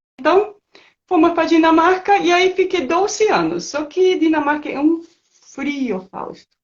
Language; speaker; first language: Portuguese; non-native, fluent; Spanish